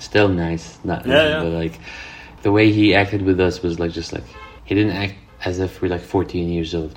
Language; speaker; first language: English; non-native, fluent; Arabic